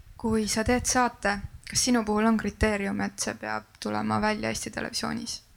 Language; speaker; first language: Estonian; native; Estonian